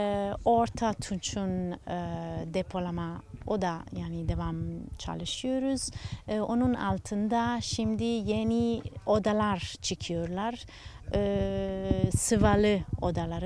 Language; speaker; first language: Turkish; non-native, learner; Italian